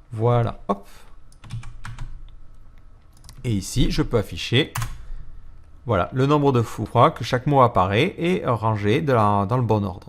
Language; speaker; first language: French; native; French